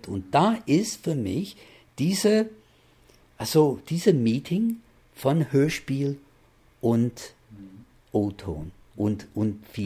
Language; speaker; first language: German; non-native, fluent; English